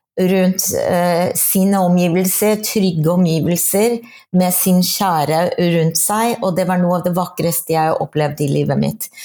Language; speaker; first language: Norwegian; non-native, fluent; English